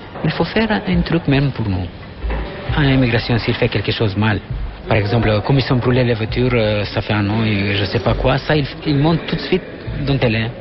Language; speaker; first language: French; non-native, learner; Albanian